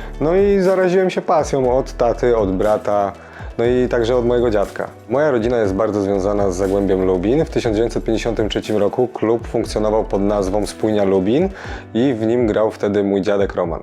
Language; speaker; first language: Polish; native; Polish